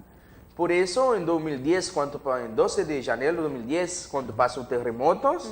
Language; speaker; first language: Spanish; non-native, learner; Haitian Creole